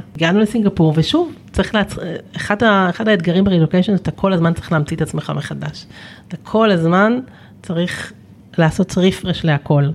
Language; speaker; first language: Hebrew; native; Hebrew